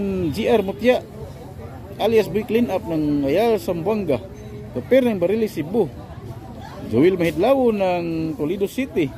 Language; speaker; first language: Filipino; non-native, local second language; Cebuano